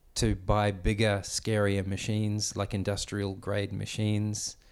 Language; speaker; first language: English; native; English